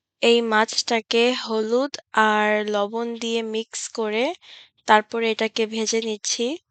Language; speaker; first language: Bangla; early bilingual, heritage; Bangla